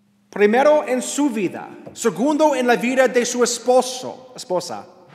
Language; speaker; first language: Spanish; non-native, learner; English